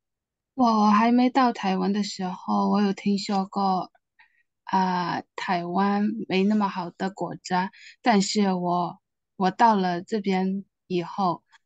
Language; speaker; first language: Chinese; non-native, learner; Burmese